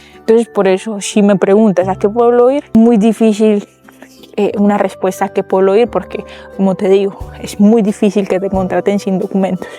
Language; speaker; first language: Spanish; native; Spanish